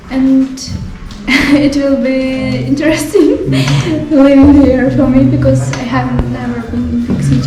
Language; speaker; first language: English; non-native, learner; Uzbek